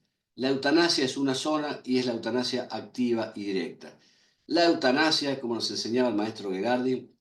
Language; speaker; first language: Spanish; native; Spanish